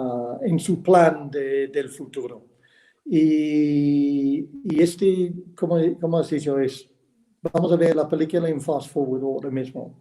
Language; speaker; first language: Spanish; non-native, fluent; English